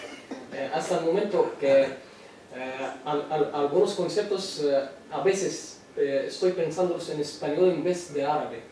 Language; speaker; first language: Spanish; non-native, fluent; Arabic